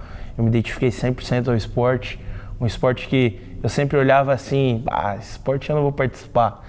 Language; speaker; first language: Portuguese; native; Portuguese